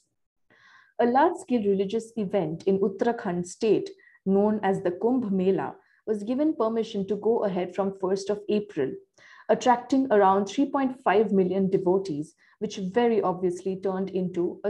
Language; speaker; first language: English; non-native, local second language; Bangla